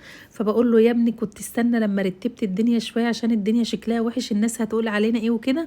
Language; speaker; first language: Arabic; native; Arabic